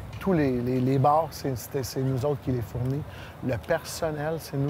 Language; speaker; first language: French; native; French